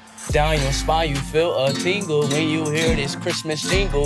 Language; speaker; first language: English; native; English